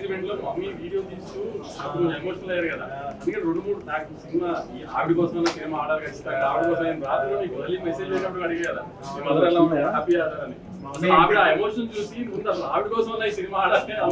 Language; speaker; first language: Telugu; native; Telugu